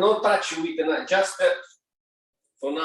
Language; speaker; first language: English; non-native, learner; Italian